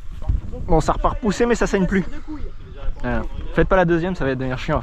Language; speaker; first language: French; native; French